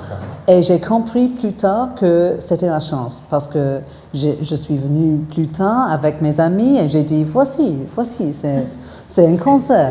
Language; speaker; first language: French; non-native, fluent; English